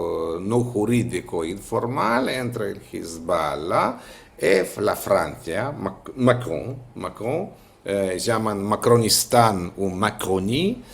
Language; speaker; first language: Spanish; non-native, fluent; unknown